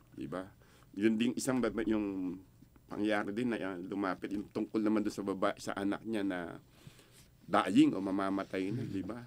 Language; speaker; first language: Filipino; native; Filipino